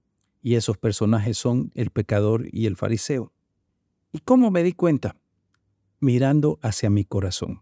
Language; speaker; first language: Spanish; native; Spanish